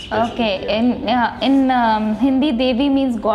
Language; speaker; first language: English; non-native, local second language; Hindi